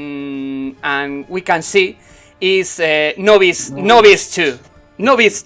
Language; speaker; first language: English; non-native, learner; Spanish